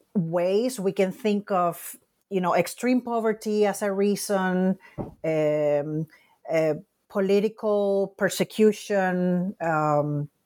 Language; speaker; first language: English; non-native, fluent; Spanish